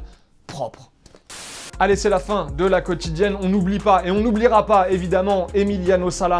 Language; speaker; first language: French; native; French